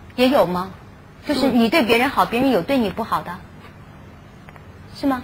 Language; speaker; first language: Chinese; native; Chinese